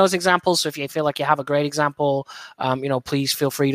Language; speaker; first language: English; native; English